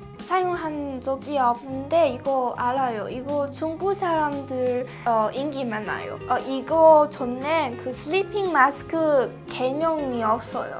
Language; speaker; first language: Korean; non-native, fluent; Chinese